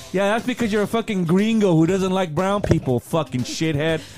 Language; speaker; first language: English; native; English